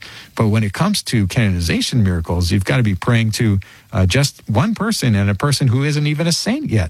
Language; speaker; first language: English; native; English